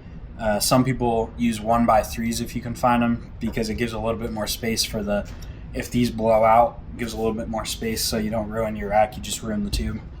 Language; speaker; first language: English; native; English